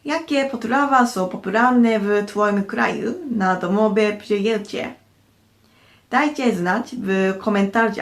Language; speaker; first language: Polish; non-native, fluent; Japanese